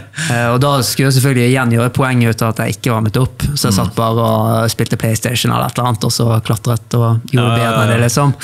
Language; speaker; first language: Norwegian; native; Norwegian